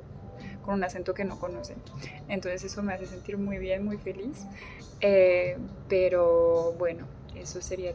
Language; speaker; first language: Spanish; non-native, fluent; French